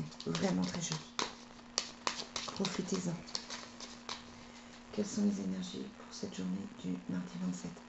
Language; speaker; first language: French; native; French